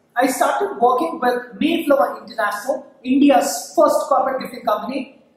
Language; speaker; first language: English; non-native, local second language; Kannada